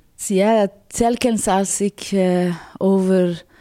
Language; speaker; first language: Dutch; non-native, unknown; Persian